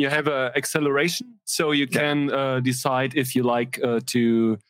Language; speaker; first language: English; non-native, fluent; German